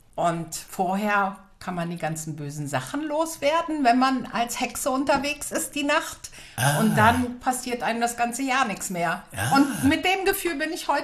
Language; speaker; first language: German; native; German